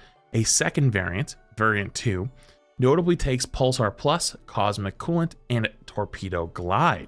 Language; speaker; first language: English; native; English